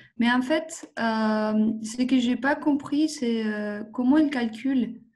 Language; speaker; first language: French; non-native, fluent; Spanish